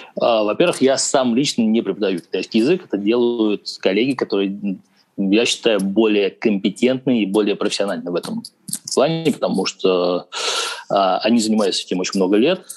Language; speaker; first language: Russian; native; Russian